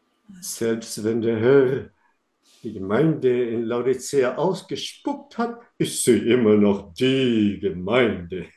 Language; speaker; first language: German; non-native, fluent; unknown